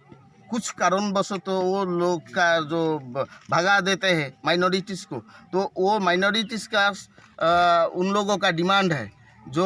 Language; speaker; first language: Hindi; non-native, local second language; Bangla